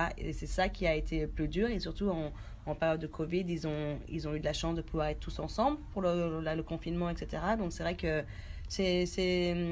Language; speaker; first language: French; early bilingual, other home language; Haitian Creole